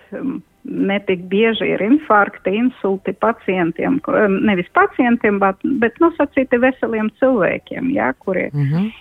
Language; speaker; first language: Latvian; non-native, local second language; Russian